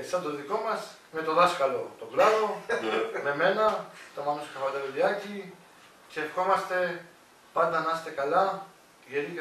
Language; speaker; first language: Greek; native; Greek